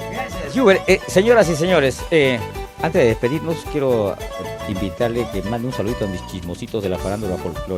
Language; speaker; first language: Spanish; native; Spanish